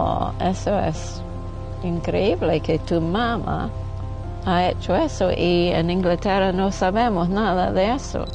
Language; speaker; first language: Spanish; non-native, local second language; English